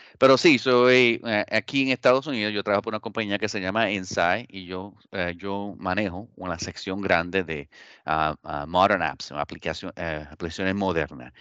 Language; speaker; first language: Spanish; early bilingual, heritage; Spanish